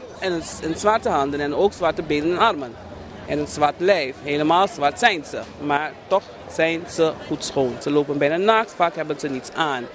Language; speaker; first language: Dutch; native; Dutch